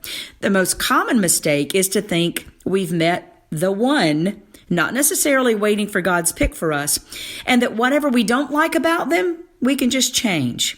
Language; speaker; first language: English; native; English